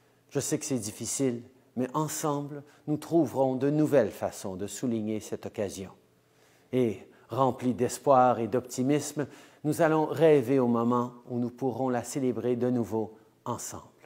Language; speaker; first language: French; early bilingual, heritage; French